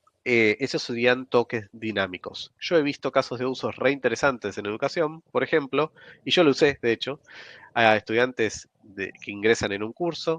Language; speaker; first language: Spanish; native; Spanish